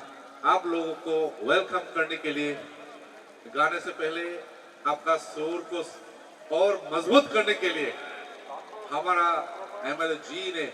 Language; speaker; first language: Hindi; non-native, local second language; Kok Borok